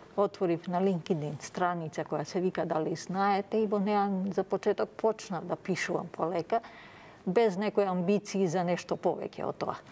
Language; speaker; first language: Macedonian; early bilingual, other home language; Serbian